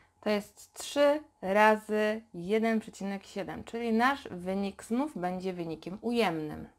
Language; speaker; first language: Polish; native; Polish